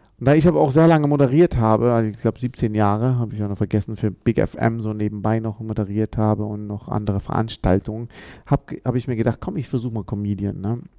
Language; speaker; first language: German; early bilingual, other home language; Amharic